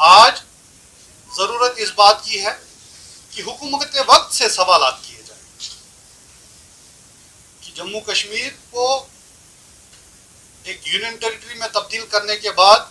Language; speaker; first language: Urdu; non-native, local second language; Kashmiri